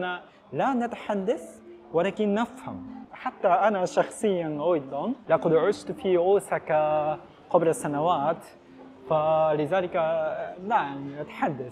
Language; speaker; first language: Arabic; non-native, fluent; Japanese